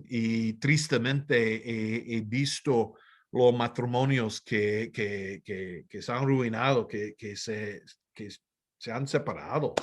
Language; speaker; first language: Spanish; non-native, fluent; English